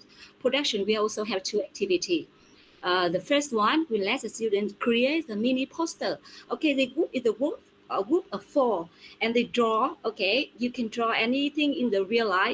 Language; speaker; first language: English; non-native, fluent; Vietnamese